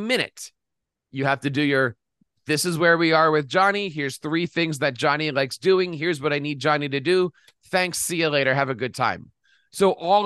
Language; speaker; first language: English; native; English